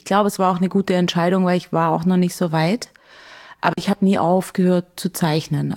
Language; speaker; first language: German; native; German